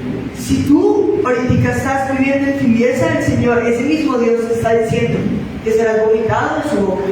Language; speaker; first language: Spanish; native; Spanish